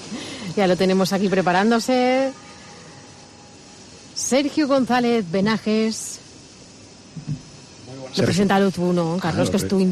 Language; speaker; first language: Spanish; native; Spanish